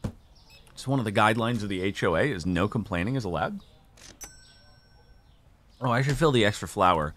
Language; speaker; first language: English; native; English